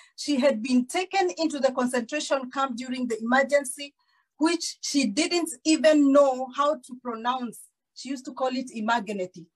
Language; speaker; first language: English; non-native, local second language; Kikuyu